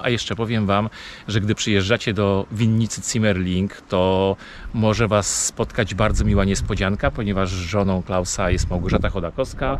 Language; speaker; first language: Polish; native; Polish